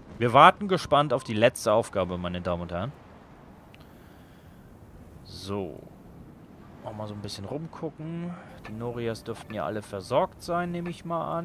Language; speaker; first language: German; native; German